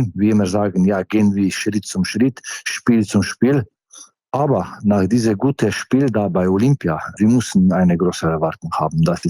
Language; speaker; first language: German; non-native, fluent; Slovenian